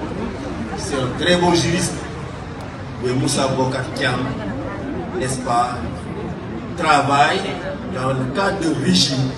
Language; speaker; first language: French; non-native, local second language; Wolof